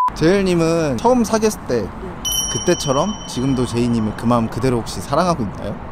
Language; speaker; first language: Korean; native; Korean